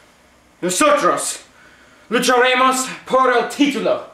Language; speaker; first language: Spanish; non-native, learner; English